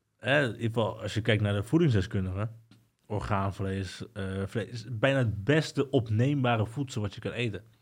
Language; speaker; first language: Dutch; early bilingual, other home language; Spanish